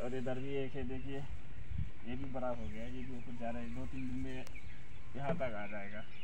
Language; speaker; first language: Hindi; non-native, local second language; Bangla